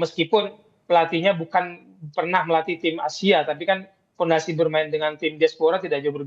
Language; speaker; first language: Indonesian; native; Indonesian